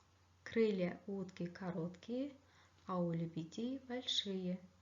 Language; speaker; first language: Russian; non-native, fluent; Kyrgyz